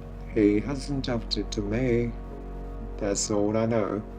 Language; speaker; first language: English; non-native, fluent; Japanese